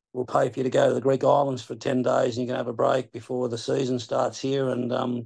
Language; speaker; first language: English; native; English